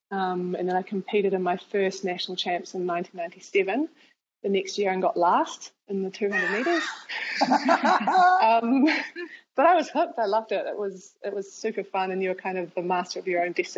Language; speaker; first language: English; native; English